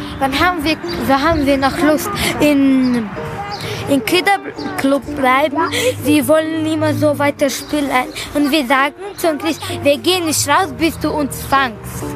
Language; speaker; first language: German; early bilingual, other home language; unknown